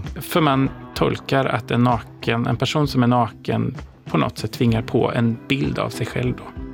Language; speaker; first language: Swedish; native; Swedish